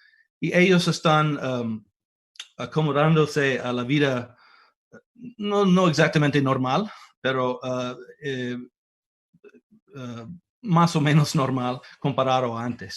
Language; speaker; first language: Spanish; non-native, fluent; English